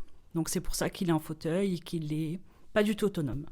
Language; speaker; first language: French; native; French